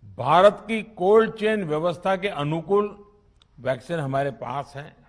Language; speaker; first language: Hindi; non-native, local second language; Gujarati